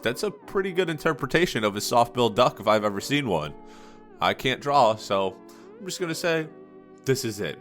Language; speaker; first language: English; native; English